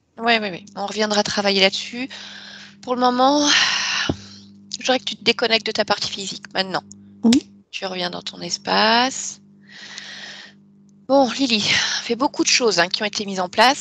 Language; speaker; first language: French; native; French